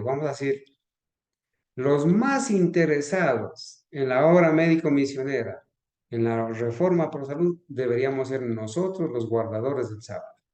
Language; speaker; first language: Spanish; native; Spanish